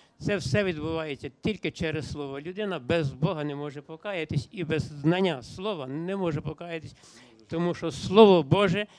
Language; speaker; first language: Ukrainian; native; Ukrainian